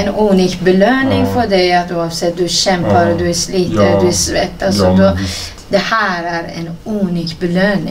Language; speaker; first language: Swedish; non-native, fluent; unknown